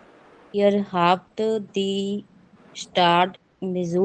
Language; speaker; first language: German; non-native, learner; Hindi